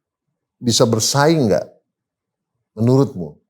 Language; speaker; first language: Indonesian; native; Indonesian